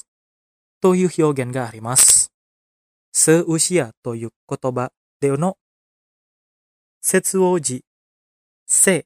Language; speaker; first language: Japanese; non-native, fluent; Indonesian